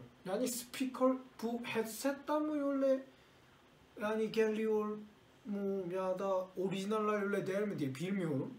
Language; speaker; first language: Turkish; non-native, learner; Korean